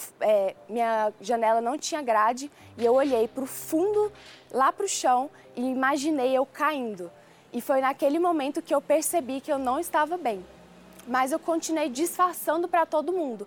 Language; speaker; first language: Portuguese; early bilingual, other home language; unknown